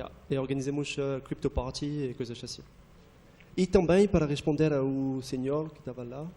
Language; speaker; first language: Portuguese; non-native, fluent; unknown